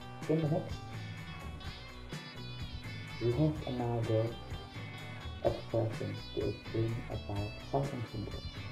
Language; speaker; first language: English; non-native, fluent; Indonesian